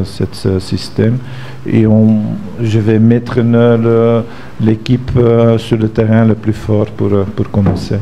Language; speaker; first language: French; non-native, fluent; Dutch